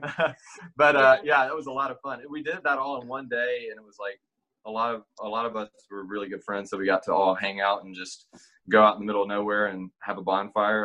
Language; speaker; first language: English; native; English